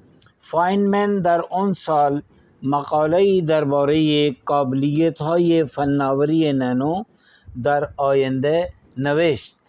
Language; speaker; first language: Persian; non-native, fluent; Urdu